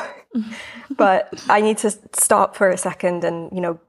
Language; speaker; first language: English; native; English